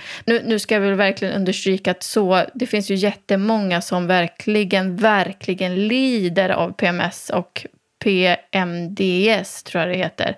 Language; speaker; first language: Swedish; native; Swedish